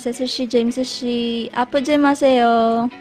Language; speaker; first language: Korean; non-native, learner; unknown